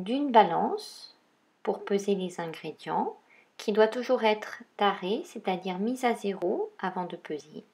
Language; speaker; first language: French; native; French